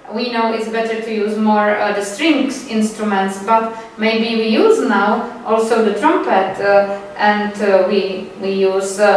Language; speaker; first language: English; non-native, fluent; Czech